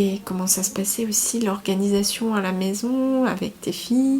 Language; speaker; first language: French; native; French